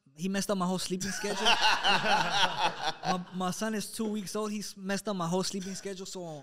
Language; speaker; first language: English; native; English